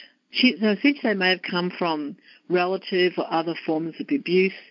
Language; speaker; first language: English; native; English